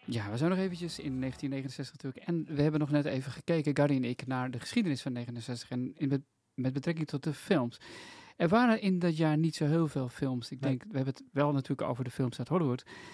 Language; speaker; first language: Dutch; native; Dutch